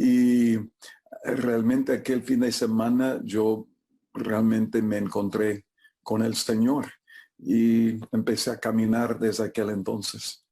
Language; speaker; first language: Spanish; non-native, fluent; English